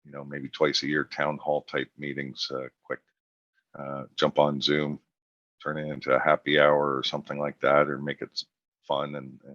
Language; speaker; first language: English; native; English